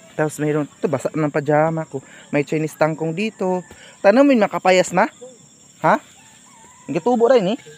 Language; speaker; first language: Filipino; non-native, local second language; Cebuano